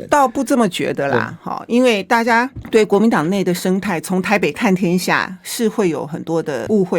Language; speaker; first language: Chinese; native; Chinese